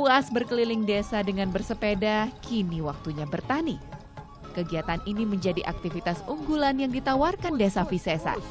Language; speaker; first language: Indonesian; native; Indonesian